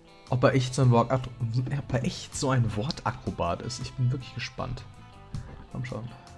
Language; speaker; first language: German; native; German